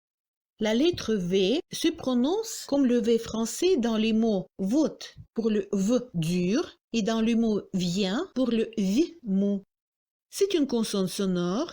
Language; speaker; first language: French; non-native, fluent; Russian